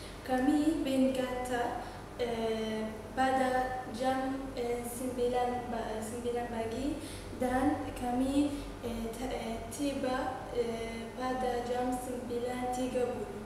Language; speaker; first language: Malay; non-native, learner; Arabic